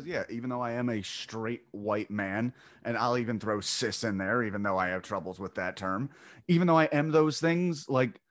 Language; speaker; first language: English; native; English